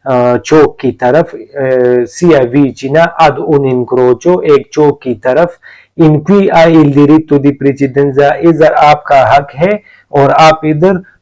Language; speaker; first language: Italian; non-native, learner; Urdu